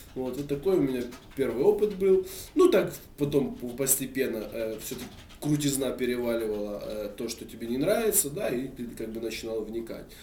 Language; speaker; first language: Russian; native; Russian